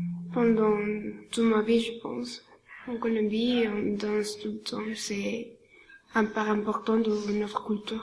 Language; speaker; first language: French; non-native, learner; Spanish